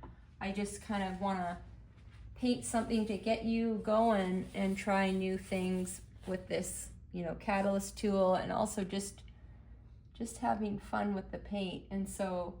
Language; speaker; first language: English; native; English